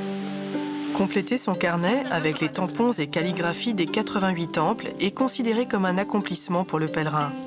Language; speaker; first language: French; native; French